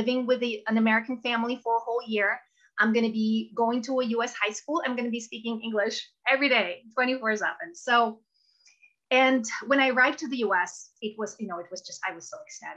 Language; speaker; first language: English; non-native, fluent; Russian